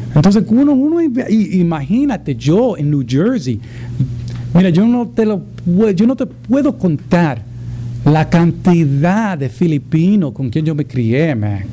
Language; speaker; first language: Spanish; early bilingual, heritage; Spanish